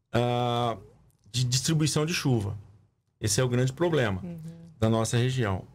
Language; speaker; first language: Portuguese; native; Portuguese